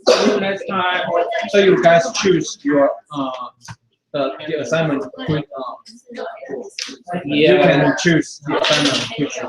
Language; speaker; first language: English; non-native, fluent; Chinese